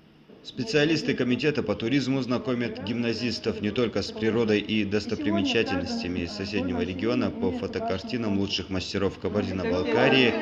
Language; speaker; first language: Russian; native; Russian